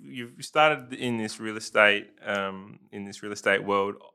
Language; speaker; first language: English; early bilingual, other home language; Italian